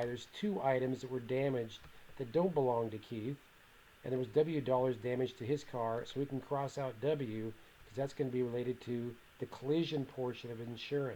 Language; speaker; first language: English; native; English